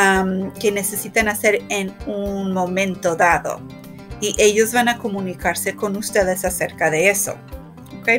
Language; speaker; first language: Spanish; non-native, fluent; English